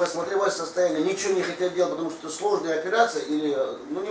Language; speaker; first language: Russian; native; Russian